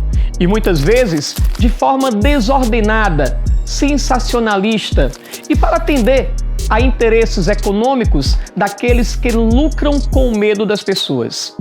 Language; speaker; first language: Portuguese; native; Portuguese